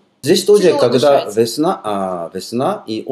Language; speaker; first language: Russian; non-native, learner; Korean